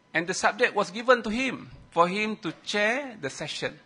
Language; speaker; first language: English; non-native, local second language; Malay